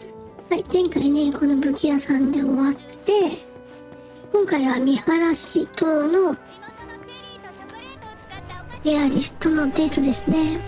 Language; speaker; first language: Japanese; native; Japanese